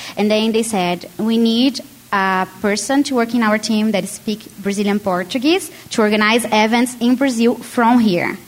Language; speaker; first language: English; non-native, learner; Portuguese